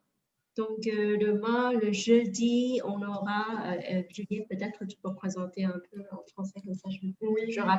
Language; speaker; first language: French; non-native, fluent; Vietnamese